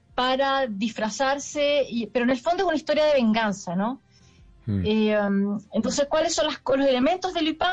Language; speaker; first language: Spanish; native; Spanish